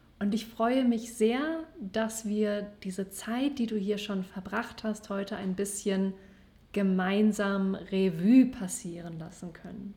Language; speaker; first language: German; native; German